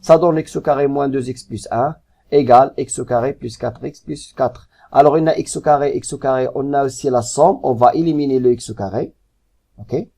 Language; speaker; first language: French; non-native, local second language; Arabic